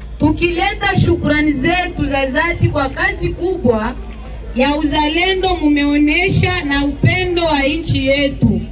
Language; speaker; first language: Swahili; native; Swahili